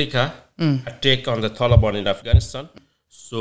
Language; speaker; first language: English; non-native, learner; Persian